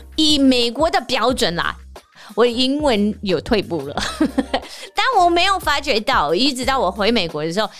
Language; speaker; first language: Chinese; non-native, fluent; English